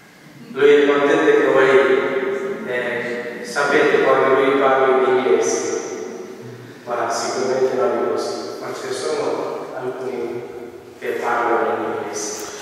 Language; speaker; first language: Italian; non-native, fluent; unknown